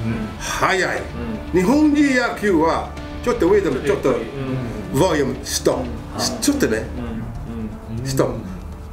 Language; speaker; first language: Japanese; non-native, learner; English